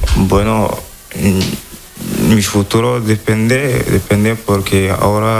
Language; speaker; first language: Spanish; non-native, learner; Wolof